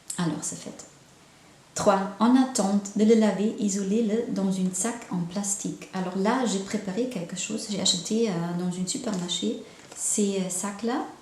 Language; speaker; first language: French; non-native, fluent; German